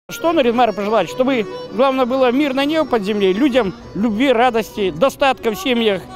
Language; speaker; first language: Russian; native; Russian